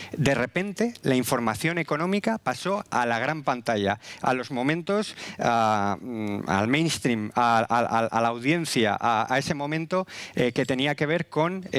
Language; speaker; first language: Spanish; native; Spanish